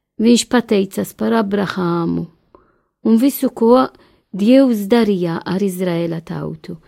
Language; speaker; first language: Latvian; non-native, learner; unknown